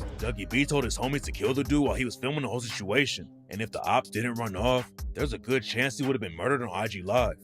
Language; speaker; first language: English; native; English